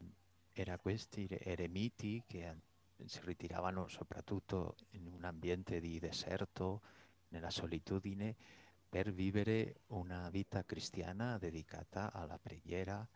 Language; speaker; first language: Italian; non-native, fluent; Spanish